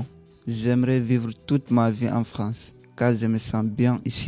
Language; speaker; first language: French; non-native, learner; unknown